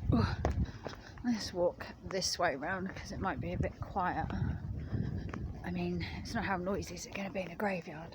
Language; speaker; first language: English; native; English